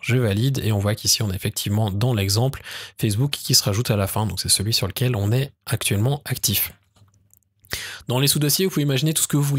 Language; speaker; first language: French; native; French